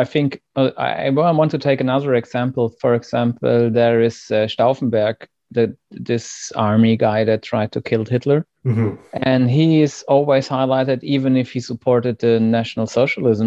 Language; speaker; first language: English; non-native, fluent; German